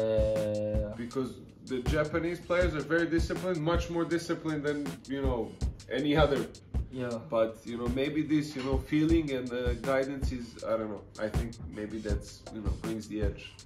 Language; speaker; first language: English; non-native, fluent; Serbian